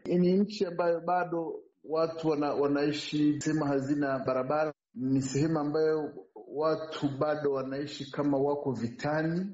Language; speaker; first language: Swahili; non-native, local second language; Kinyarwanda